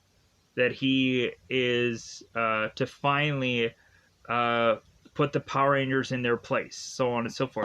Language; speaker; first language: English; native; English